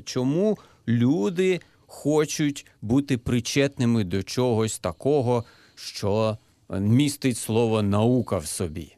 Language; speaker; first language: Ukrainian; native; Ukrainian